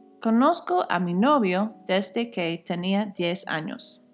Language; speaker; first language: Spanish; non-native, fluent; English